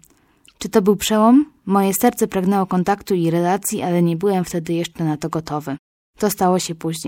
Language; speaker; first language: Polish; native; Polish